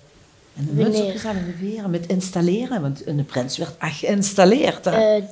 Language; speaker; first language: Dutch; native; Dutch